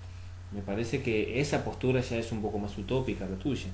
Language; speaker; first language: Spanish; native; Spanish